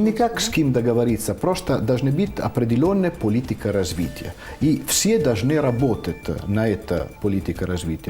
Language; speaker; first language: Russian; non-native, fluent; Italian